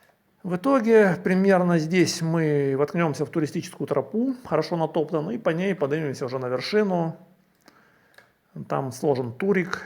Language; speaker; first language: Russian; native; Russian